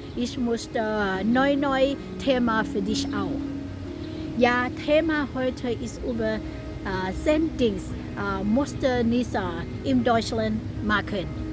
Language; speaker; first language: German; non-native, learner; Thai